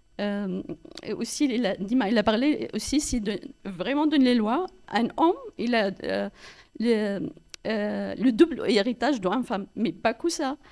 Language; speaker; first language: French; non-native, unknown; Arabic